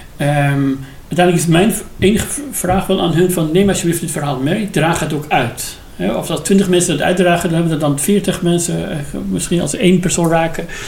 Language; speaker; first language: Dutch; non-native, fluent; Persian